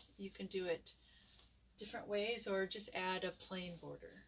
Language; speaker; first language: English; native; English